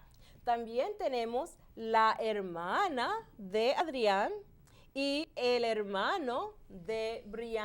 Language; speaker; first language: Spanish; non-native, learner; English